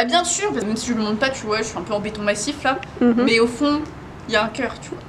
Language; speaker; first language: French; native; French